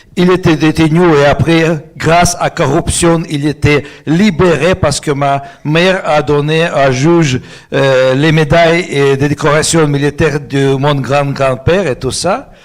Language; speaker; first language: French; non-native, fluent; Russian